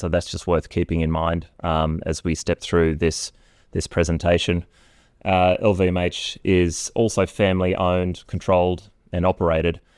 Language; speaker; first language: English; native; English